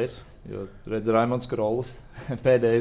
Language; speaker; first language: Latvian; native; Latvian